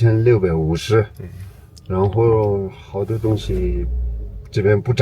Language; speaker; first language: Chinese; non-native, local second language; Tibetan